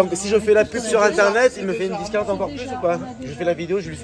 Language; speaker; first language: French; native; French